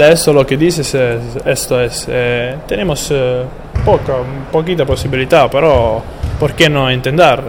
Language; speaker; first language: Spanish; non-native, learner; Italian